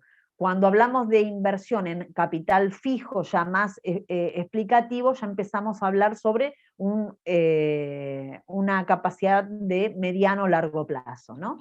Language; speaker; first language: Spanish; native; Spanish